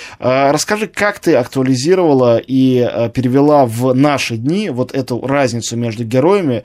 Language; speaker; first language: Russian; native; Russian